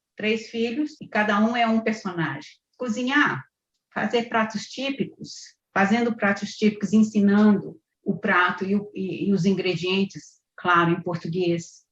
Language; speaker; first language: Portuguese; native; Portuguese